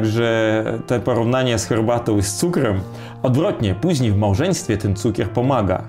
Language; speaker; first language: Polish; non-native, fluent; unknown